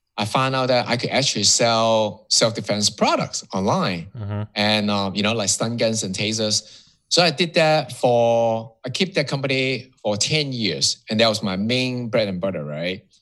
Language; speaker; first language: English; non-native, local second language; Cantonese